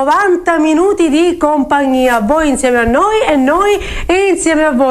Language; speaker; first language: Italian; native; Italian